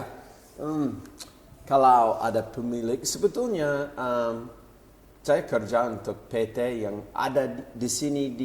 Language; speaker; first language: Indonesian; non-native, fluent; English